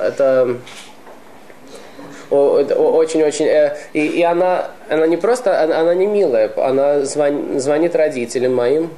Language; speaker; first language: Russian; early bilingual, heritage; Russian